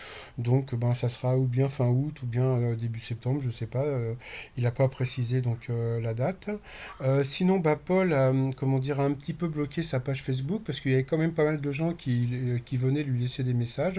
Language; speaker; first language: French; native; French